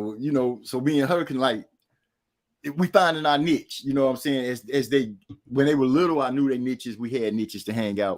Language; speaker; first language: English; native; English